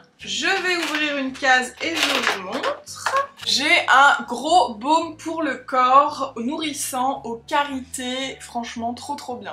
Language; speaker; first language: French; native; French